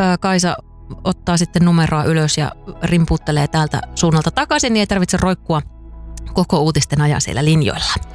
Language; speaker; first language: Finnish; native; Finnish